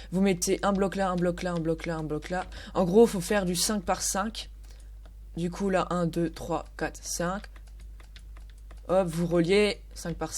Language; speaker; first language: French; native; French